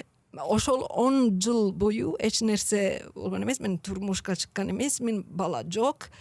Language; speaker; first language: Kyrgyz; non-native, learner; Italian